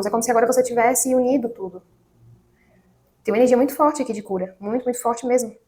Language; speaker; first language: Portuguese; native; Portuguese